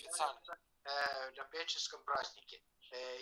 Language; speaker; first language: Russian; non-native, fluent; Estonian